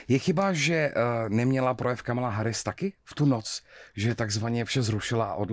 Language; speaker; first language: Czech; native; Czech